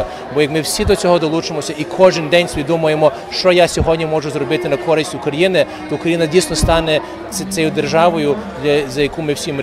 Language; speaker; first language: Ukrainian; early bilingual, heritage; Ukrainian